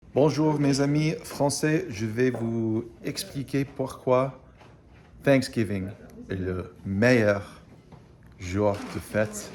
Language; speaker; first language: French; non-native, fluent; English